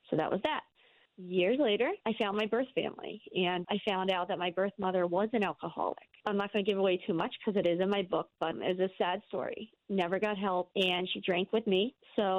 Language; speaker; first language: English; native; English